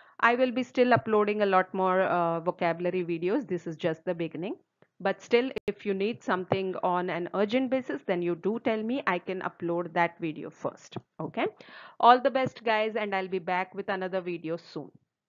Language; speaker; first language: English; non-native, local second language; Telugu